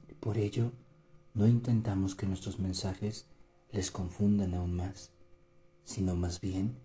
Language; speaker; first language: Spanish; native; Spanish